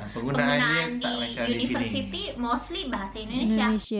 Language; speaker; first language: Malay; non-native, local second language; Sundanese